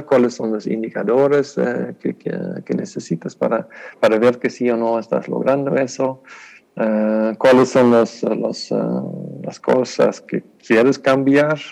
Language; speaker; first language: Spanish; non-native, fluent; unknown